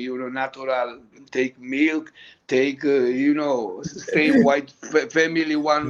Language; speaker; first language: English; non-native, learner; Georgian